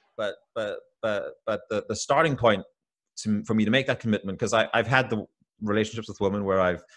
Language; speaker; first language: English; native; English